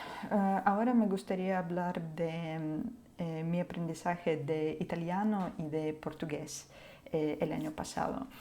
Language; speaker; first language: Spanish; non-native, fluent; Ukrainian